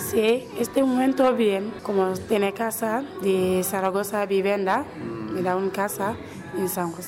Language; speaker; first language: Spanish; non-native, learner; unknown